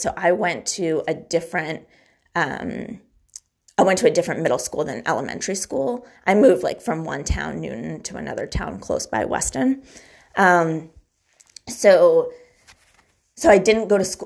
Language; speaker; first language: English; native; English